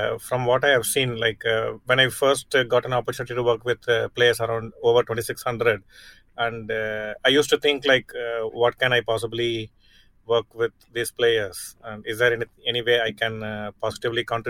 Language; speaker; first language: English; non-native, local second language; Tamil